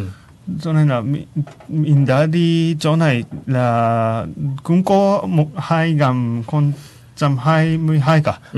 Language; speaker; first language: Vietnamese; non-native, fluent; Japanese